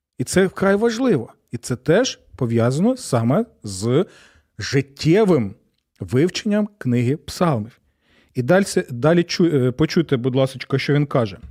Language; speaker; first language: Ukrainian; native; Ukrainian